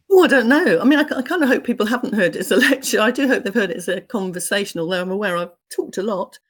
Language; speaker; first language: English; native; English